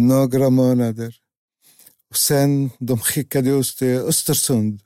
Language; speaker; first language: Swedish; non-native, learner; Arabic